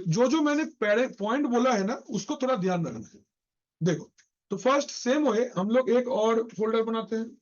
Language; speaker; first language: Hindi; non-native, local second language; Bangla